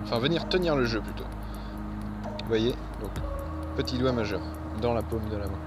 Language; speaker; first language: French; native; French